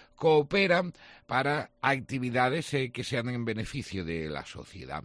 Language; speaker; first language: Spanish; native; Spanish